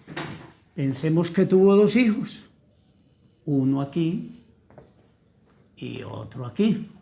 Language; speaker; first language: Spanish; native; Spanish